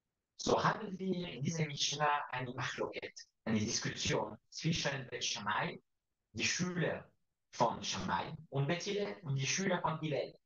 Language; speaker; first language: German; non-native, fluent; Hebrew